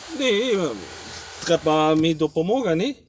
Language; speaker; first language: Ukrainian; non-native, learner; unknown